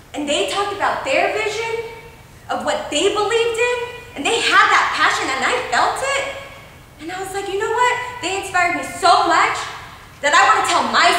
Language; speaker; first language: English; native; English